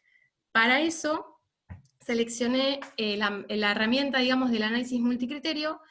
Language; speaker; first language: Spanish; native; Spanish